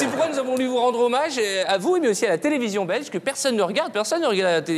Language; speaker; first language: French; native; French